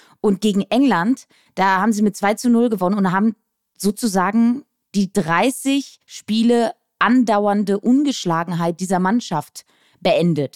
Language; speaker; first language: German; native; German